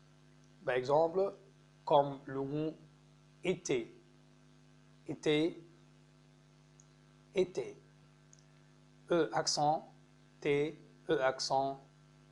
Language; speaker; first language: French; non-native, fluent; Arabic